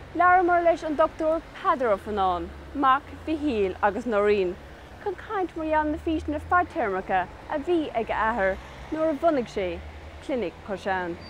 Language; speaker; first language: Irish; native; Irish